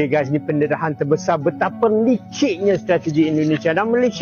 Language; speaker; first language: Malay; native; Malay